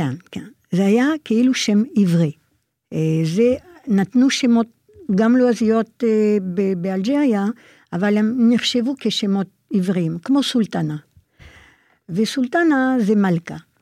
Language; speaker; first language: Hebrew; non-native, fluent; French